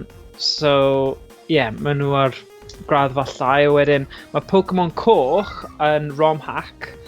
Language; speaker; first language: Welsh; native; Welsh